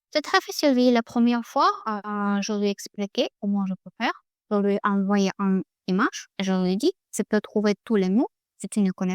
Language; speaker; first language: French; non-native, learner; Russian